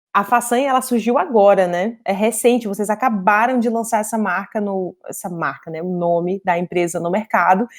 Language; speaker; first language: Portuguese; native; Portuguese